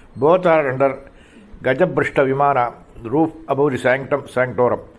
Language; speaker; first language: English; non-native, local second language; Tamil